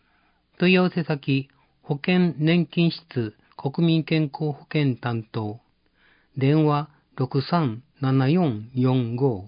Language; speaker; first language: Japanese; native; Japanese